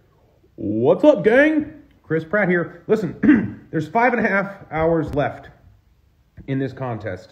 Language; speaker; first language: English; native; English